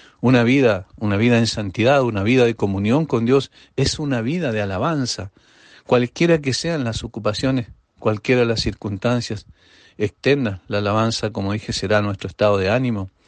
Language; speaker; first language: Spanish; native; Spanish